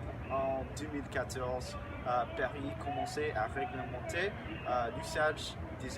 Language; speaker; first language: French; non-native, learner; English